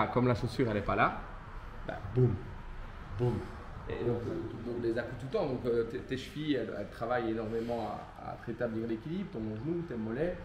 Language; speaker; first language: French; native; French